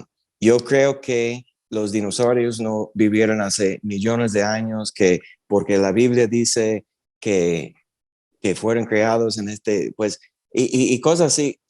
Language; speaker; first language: Spanish; early bilingual, heritage; Spanish